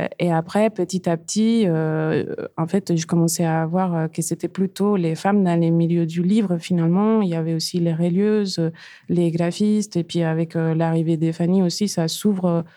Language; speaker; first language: French; non-native, fluent; Spanish